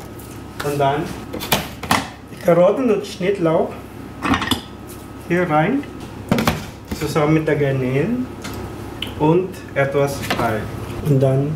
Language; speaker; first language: German; non-native, learner; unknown